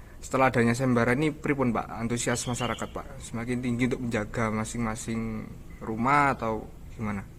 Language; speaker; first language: Indonesian; native; Indonesian